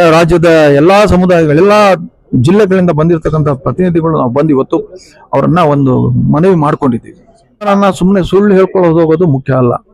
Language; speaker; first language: Kannada; non-native, local second language; Lambadi